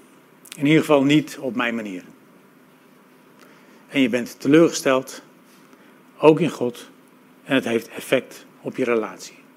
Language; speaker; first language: Dutch; native; Dutch